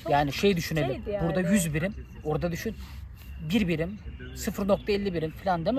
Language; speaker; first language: Turkish; native; Turkish